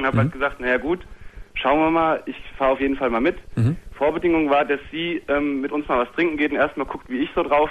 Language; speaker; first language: German; native; German